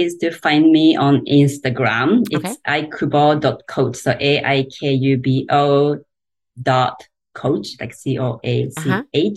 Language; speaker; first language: English; non-native, fluent; Japanese